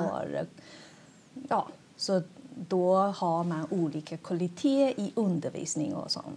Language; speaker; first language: Swedish; non-native, fluent; Chinese